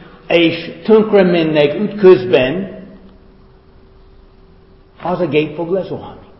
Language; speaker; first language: Hungarian; non-native, fluent; English